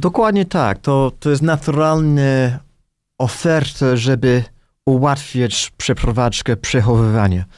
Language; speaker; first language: Polish; non-native, fluent; English